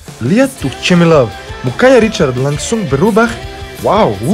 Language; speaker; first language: Indonesian; non-native, fluent; Serbian